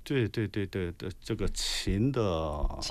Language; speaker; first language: Chinese; non-native, learner; Korean